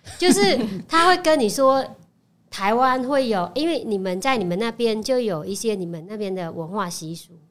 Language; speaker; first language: Chinese; non-native, fluent; Khmer